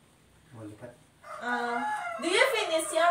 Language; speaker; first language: English; non-native, learner; Indonesian